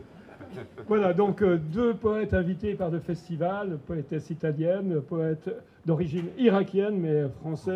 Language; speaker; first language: French; native; French